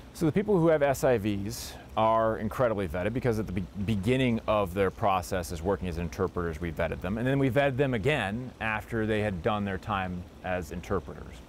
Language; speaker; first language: English; native; English